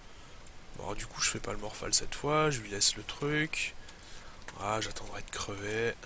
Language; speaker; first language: French; native; French